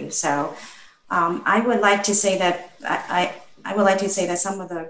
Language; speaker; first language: English; non-native, local second language; Cantonese